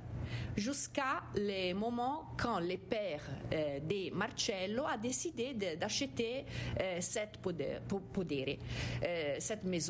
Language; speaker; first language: French; non-native, fluent; Italian